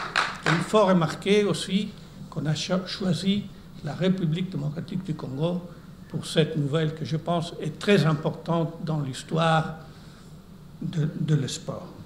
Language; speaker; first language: French; non-native, fluent; Spanish